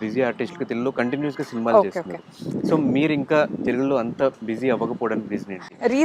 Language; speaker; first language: Telugu; native; Telugu